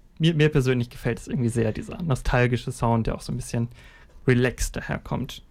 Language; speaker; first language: German; native; German